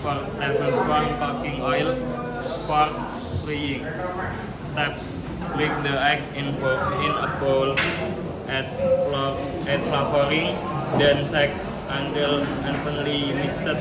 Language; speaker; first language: English; non-native, learner; Indonesian